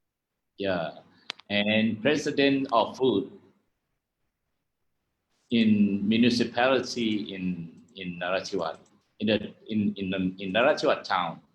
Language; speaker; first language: English; non-native, learner; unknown